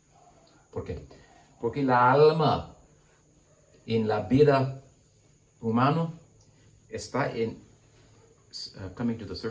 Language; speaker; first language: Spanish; non-native, learner; English